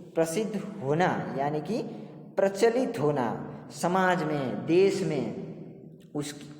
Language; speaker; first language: Hindi; non-native, local second language; Gujarati